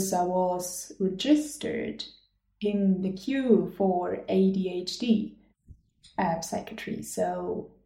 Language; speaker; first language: English; non-native, fluent; German